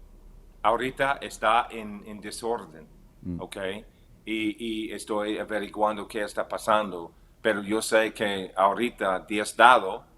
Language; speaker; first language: Spanish; non-native, fluent; English